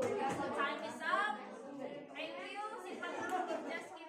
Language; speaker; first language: English; non-native, learner; Indonesian